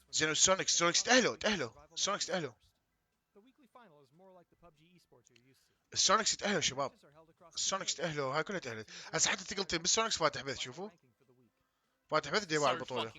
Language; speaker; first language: Arabic; native; Arabic